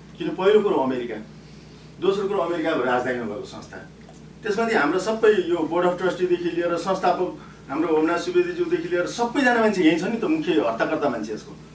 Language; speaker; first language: Nepali; native; Nepali